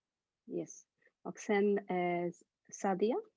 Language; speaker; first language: Swedish; non-native, fluent; Bangla